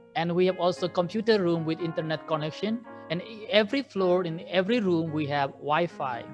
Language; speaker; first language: English; non-native, fluent; Burmese